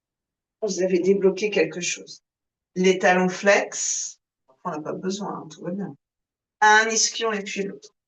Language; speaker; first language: French; native; French